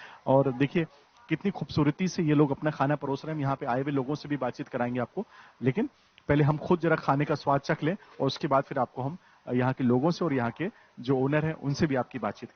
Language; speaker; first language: Hindi; native; Hindi